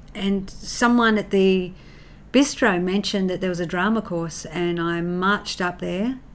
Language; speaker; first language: English; native; English